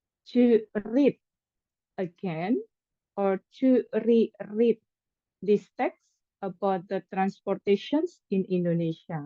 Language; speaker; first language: English; non-native, fluent; Indonesian